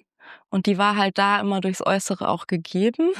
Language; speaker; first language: German; native; German